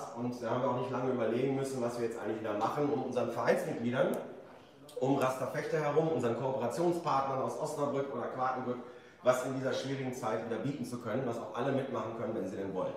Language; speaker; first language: German; native; German